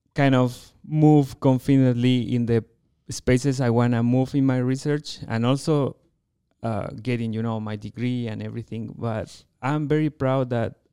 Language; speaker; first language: English; non-native, fluent; Spanish